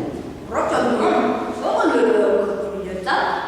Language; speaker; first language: Basque; non-native, learner; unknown